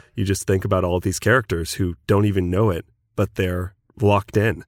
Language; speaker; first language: English; native; English